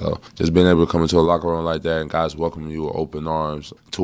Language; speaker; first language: English; native; English